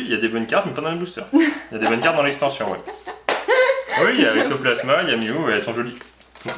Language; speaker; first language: French; native; French